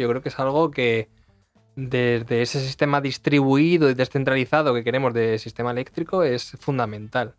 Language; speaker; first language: Spanish; native; Spanish